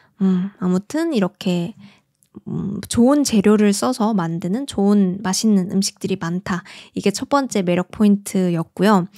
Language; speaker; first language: Korean; native; Korean